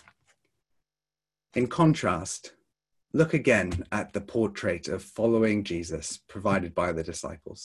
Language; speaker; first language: English; native; English